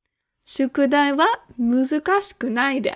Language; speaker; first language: Japanese; non-native, fluent; English